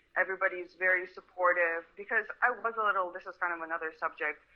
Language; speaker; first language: English; early bilingual, other home language; Russian